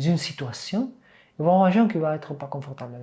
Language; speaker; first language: French; non-native, fluent; Catalan